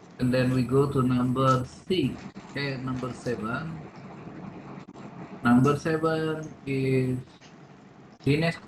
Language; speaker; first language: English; non-native, fluent; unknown